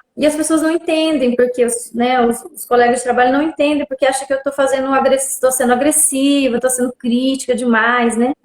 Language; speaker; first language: Portuguese; non-native, local second language; Guarani